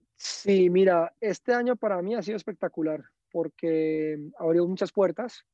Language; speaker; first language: Spanish; native; Spanish